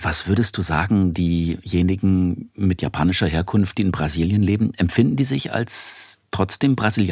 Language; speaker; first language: German; native; German